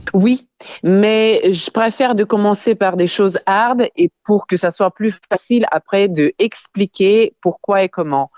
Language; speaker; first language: French; non-native, fluent; Ukrainian